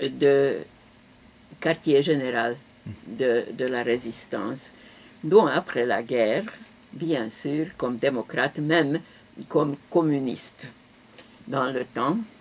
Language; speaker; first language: French; non-native, fluent; Hungarian